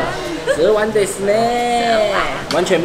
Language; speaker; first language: Chinese; native; Chinese